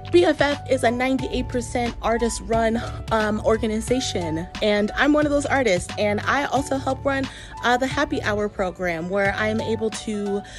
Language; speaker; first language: English; native; English